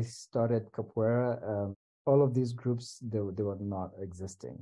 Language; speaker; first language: English; non-native, local second language; Swahili